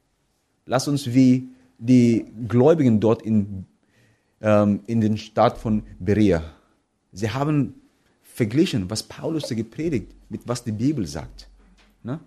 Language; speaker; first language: German; non-native, fluent; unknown